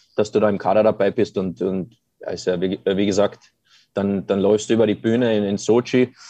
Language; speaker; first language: German; native; German